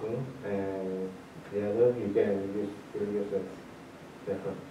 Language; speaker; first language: English; non-native, learner; Indonesian